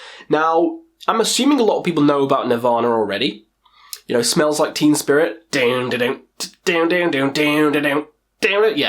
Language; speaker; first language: English; native; English